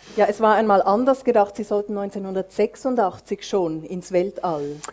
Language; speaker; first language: German; native; German